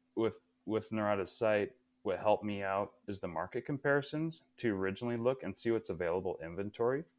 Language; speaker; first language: English; native; English